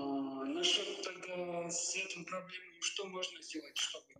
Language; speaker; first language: Russian; non-native, learner; Kyrgyz